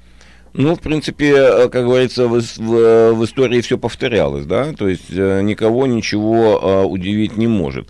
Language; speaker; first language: Russian; native; Russian